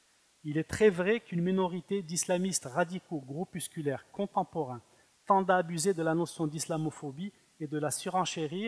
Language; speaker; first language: French; non-native, fluent; Arabic